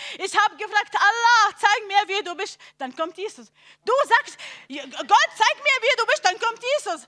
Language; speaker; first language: German; non-native, learner; Arabic